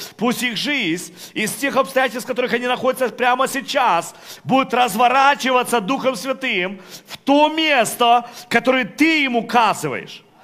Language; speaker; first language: Russian; non-native, local second language; Ukrainian